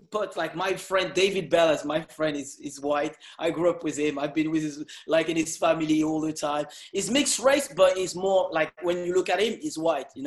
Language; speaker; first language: English; non-native, fluent; French